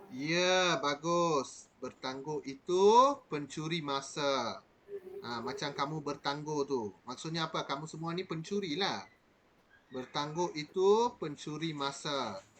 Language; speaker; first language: Malay; non-native, local second language; Tamil